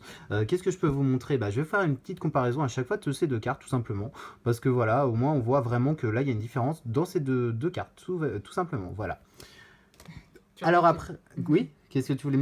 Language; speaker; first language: French; native; French